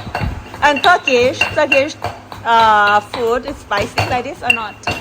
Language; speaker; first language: English; non-native, learner; Thai